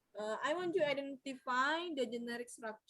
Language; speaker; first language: English; non-native, learner; Indonesian